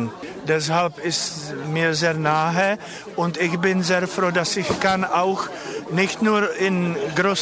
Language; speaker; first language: German; non-native, learner; Czech